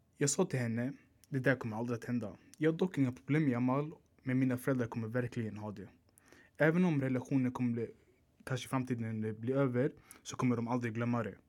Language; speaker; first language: Swedish; early bilingual, other home language; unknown